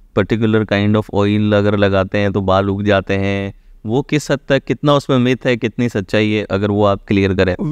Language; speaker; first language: Hindi; native; Hindi